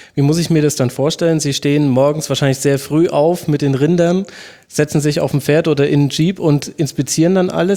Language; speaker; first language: German; native; German